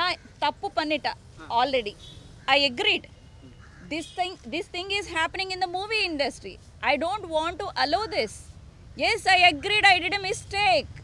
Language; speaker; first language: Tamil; non-native, learner; Telugu